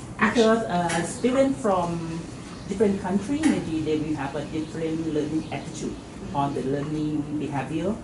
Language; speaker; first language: English; non-native, fluent; Thai